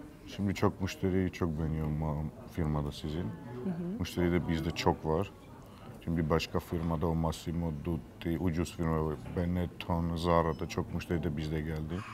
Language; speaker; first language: Turkish; non-native, learner; Armenian